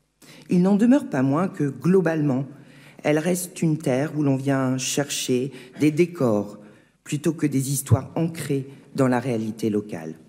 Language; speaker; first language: French; native; French